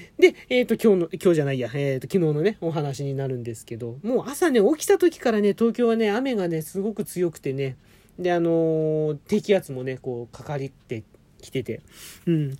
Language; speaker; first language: Japanese; native; Japanese